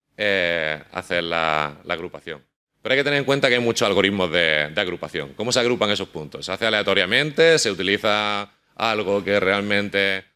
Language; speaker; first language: Spanish; native; Spanish